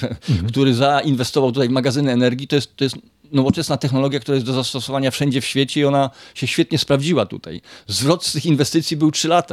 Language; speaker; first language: Polish; native; Polish